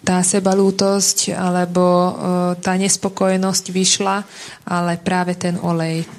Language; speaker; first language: Slovak; non-native, local second language; Hungarian